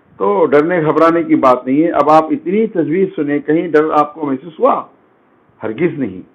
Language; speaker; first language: Urdu; native; Urdu